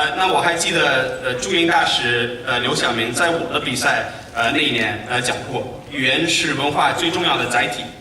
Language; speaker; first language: Chinese; non-native, fluent; English